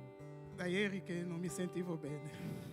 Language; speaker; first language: Italian; non-native, fluent; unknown